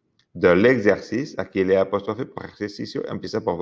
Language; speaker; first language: Spanish; non-native, fluent; French